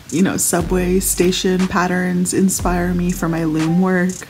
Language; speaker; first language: English; native; English